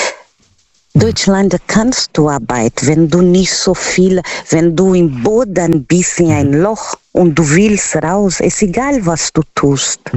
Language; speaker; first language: German; non-native, fluent; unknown